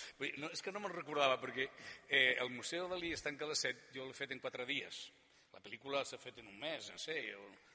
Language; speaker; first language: Catalan; non-native, learner; Spanish